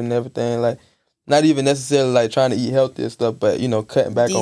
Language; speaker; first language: English; native; English